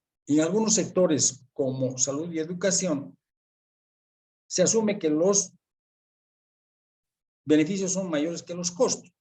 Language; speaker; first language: Spanish; native; Spanish